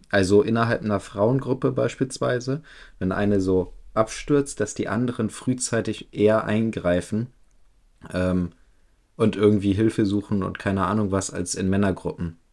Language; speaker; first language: German; native; German